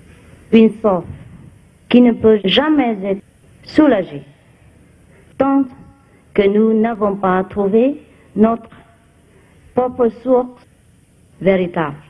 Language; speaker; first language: French; non-native, fluent; Vietnamese